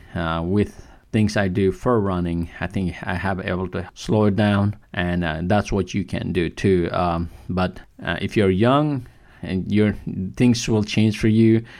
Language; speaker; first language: English; non-native, local second language; Nepali